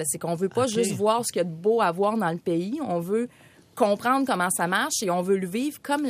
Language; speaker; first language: French; native; French